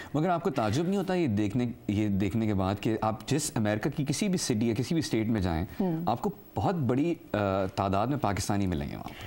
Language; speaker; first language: Urdu; native; Urdu